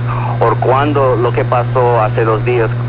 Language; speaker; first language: Spanish; early bilingual, heritage; Spanish